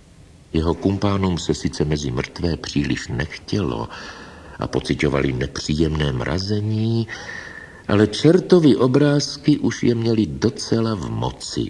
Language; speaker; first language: Czech; native; Czech